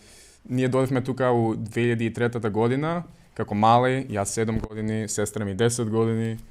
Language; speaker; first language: Macedonian; early bilingual, other home language; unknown